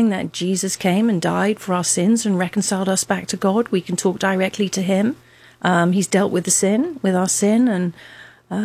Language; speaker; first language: English; native; English